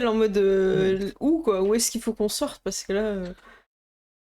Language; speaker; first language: French; native; French